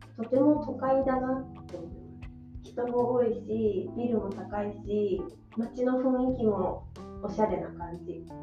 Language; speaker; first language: Japanese; native; Japanese